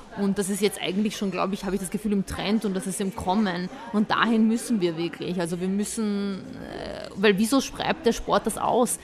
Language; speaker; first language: German; early bilingual, other home language; Bosnian